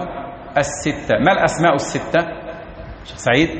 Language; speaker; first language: Arabic; native; Arabic